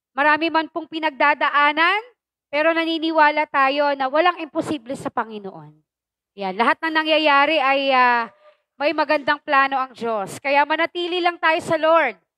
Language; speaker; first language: Filipino; native; Filipino